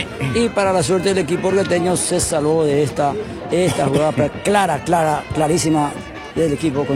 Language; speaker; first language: Spanish; native; Spanish